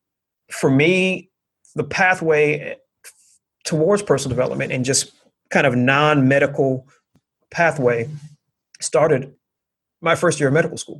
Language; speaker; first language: English; native; English